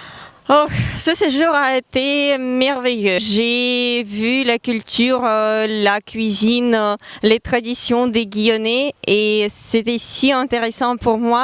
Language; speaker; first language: French; non-native, fluent; Ukrainian